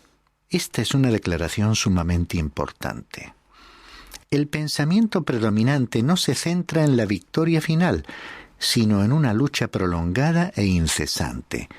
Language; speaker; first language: Spanish; native; Spanish